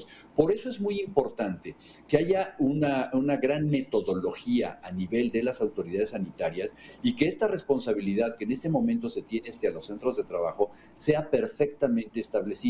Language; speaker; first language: Spanish; native; Spanish